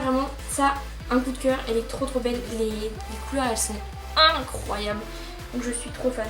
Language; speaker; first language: French; native; French